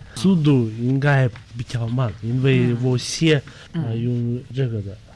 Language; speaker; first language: Chinese; non-native, fluent; Russian